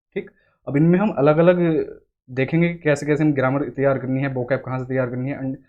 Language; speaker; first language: Hindi; native; Hindi